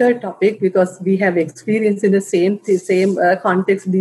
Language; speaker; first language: English; non-native, local second language; Sinhala